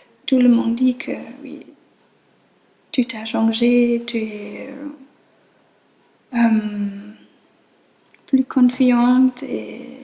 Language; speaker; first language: French; non-native, fluent; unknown